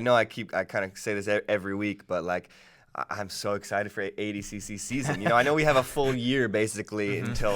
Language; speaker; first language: English; native; English